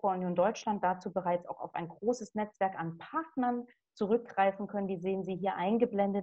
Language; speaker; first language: German; native; German